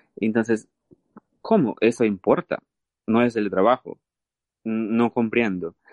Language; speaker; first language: Spanish; non-native, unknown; Portuguese